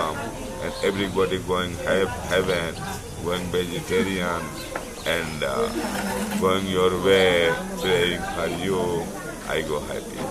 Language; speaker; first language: English; non-native, learner; Hindi